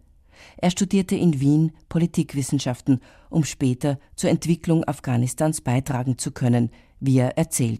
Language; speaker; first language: German; native; German